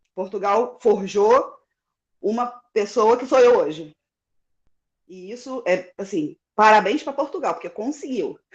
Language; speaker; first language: Portuguese; native; Portuguese